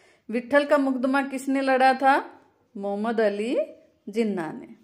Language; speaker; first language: Hindi; native; Hindi